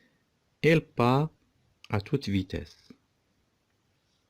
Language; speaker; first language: French; non-native, local second language; Arabic